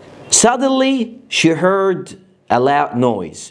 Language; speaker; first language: English; non-native, fluent; Arabic